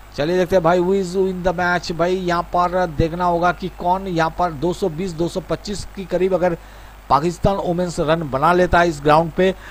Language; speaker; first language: Hindi; non-native, local second language; Bangla